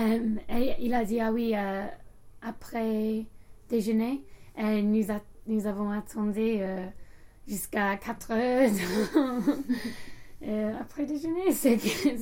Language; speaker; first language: French; non-native, learner; English